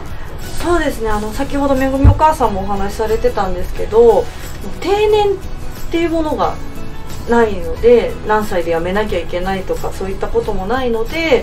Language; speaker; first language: Japanese; native; Japanese